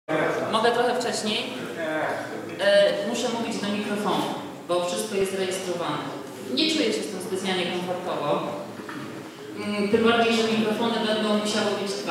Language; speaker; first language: Polish; native; Polish